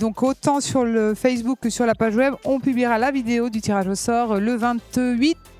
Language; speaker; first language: French; native; French